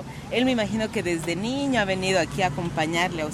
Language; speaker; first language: Spanish; native; Spanish